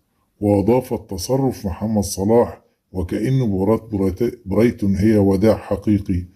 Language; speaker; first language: Arabic; native; Arabic